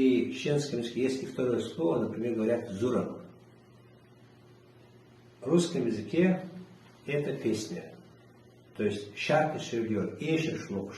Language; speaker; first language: Russian; non-native, local second language; Chechen